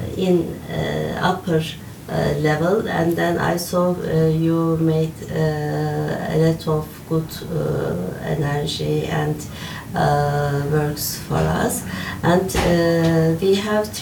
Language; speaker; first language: English; non-native, learner; Turkish